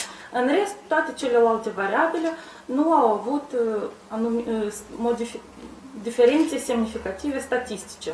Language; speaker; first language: Romanian; native; Romanian